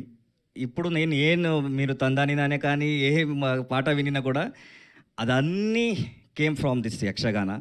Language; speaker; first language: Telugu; non-native, learner; Kannada